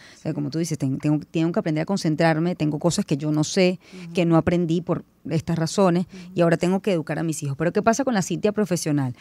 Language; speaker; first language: Spanish; native; Spanish